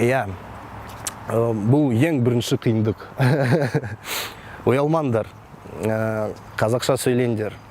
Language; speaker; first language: Kazakh; non-native, local second language; Russian